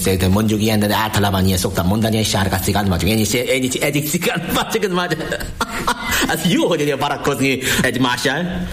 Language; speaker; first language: Hungarian; non-native, learner; Korean